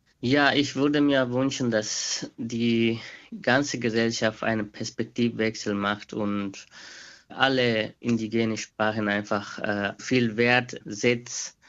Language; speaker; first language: German; non-native, fluent; Quechua